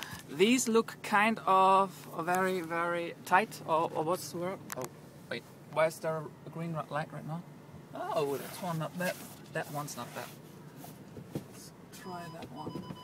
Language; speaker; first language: English; non-native, learner; German